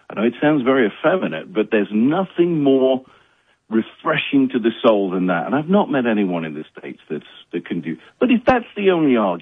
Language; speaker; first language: English; native; English